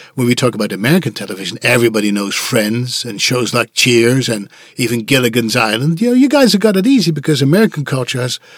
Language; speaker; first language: English; non-native, fluent; Dutch